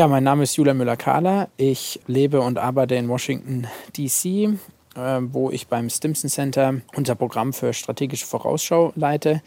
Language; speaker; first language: German; native; German